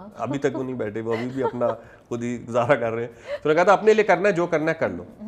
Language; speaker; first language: Urdu; non-native, local second language; Punjabi